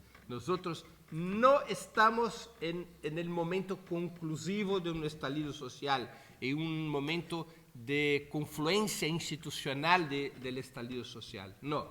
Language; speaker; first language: Spanish; non-native, fluent; Portuguese